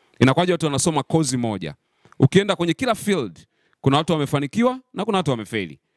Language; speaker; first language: Swahili; native; Swahili